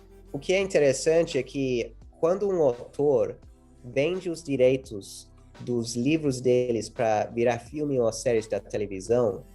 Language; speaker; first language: Portuguese; early bilingual, heritage; English